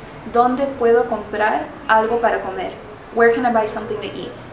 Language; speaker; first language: Spanish; early bilingual, heritage; Spanish